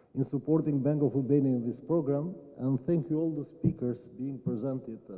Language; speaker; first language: English; non-native, fluent; Albanian